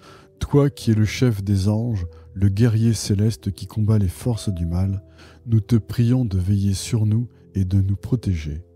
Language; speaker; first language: French; native; French